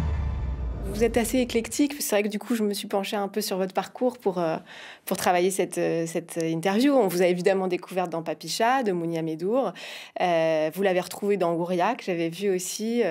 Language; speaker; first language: French; native; French